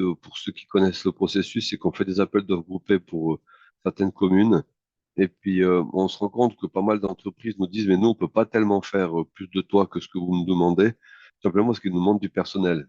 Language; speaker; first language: French; native; French